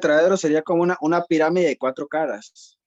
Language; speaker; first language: Spanish; native; Spanish